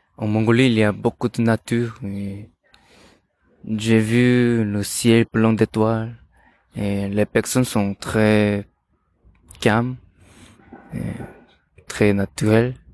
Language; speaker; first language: French; non-native, learner; Korean